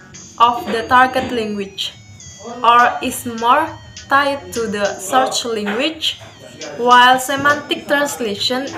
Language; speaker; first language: English; non-native, learner; Indonesian